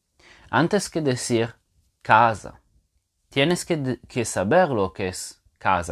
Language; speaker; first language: Spanish; non-native, fluent; Portuguese